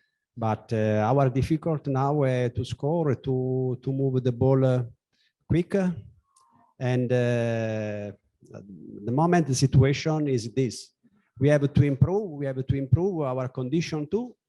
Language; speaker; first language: English; non-native, learner; Italian